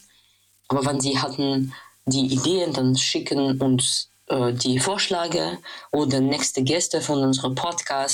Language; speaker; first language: German; non-native, fluent; Russian